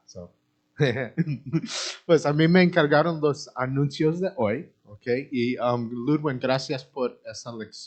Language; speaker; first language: Spanish; early bilingual, heritage; Spanish